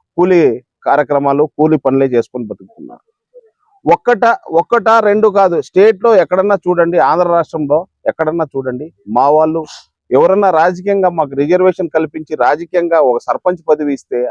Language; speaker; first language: Telugu; non-native, local second language; Lambadi